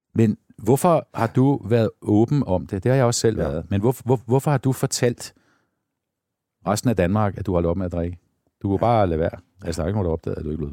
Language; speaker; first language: Danish; native; Danish